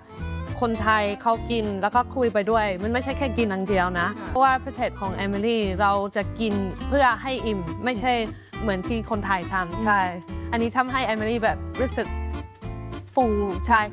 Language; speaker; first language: Thai; non-native, fluent; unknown